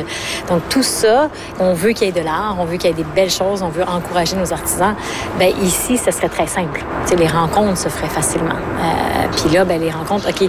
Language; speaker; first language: French; native; French